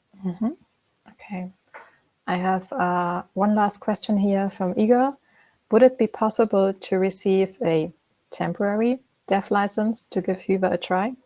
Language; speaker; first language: English; non-native, fluent; German